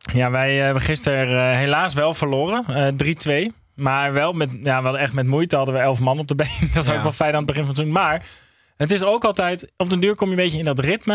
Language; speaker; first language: Dutch; native; Dutch